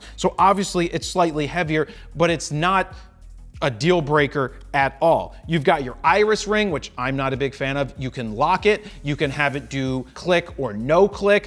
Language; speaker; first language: English; native; English